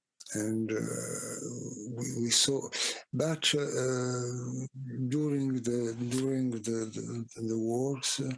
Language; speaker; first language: English; non-native, fluent; Italian